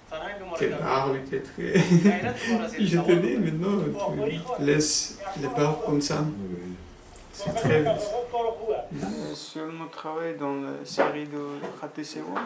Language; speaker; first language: French; non-native, learner; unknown